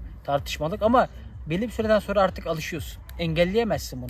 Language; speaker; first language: Turkish; native; Turkish